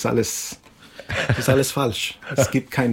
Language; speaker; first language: German; non-native, learner; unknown